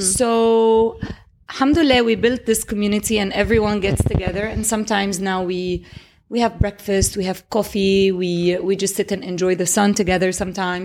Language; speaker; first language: English; non-native, fluent; Arabic